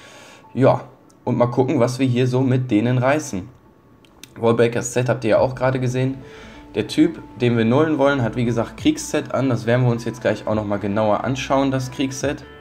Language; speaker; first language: German; native; German